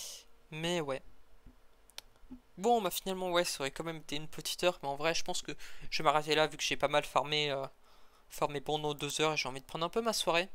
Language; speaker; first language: French; native; French